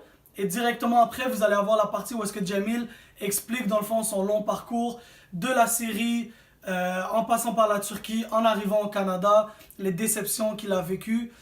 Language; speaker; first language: French; native; French